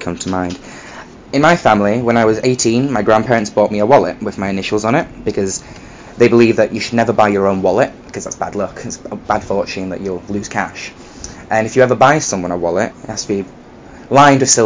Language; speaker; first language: English; native; English